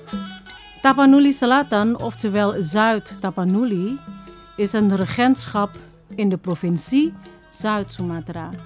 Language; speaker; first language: Dutch; non-native, fluent; Indonesian